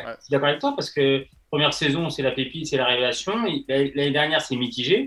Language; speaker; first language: French; native; French